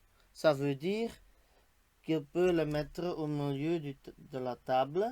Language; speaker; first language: French; non-native, local second language; Dutch